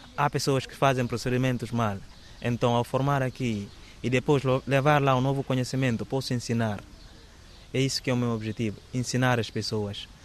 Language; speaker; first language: Portuguese; non-native, local second language; Upper Guinea Crioulo